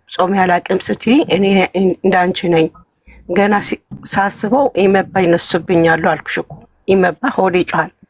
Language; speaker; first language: Amharic; non-native, learner; Tigrinya